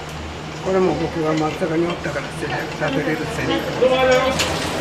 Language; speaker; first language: Japanese; native; Japanese